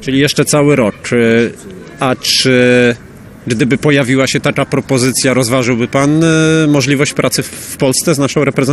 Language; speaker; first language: Polish; native; Polish